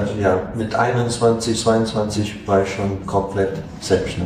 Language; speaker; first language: German; non-native, fluent; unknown